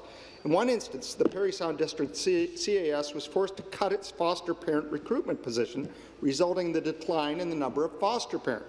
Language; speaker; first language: English; native; English